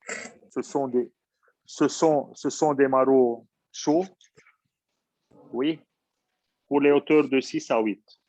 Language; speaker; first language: French; non-native, fluent; Arabic